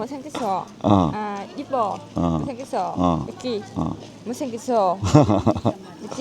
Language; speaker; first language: Korean; non-native, learner; Vietnamese